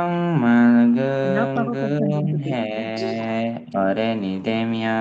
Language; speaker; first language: Korean; non-native, learner; Indonesian